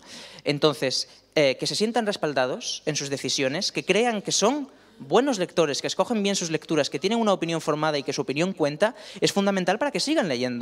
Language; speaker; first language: Spanish; native; Spanish